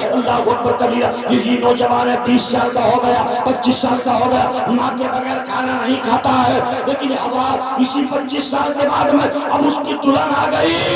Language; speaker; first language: Urdu; native; Urdu